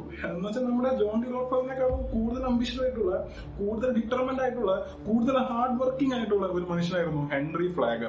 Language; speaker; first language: Malayalam; native; Malayalam